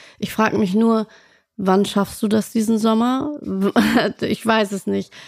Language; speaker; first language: German; native; German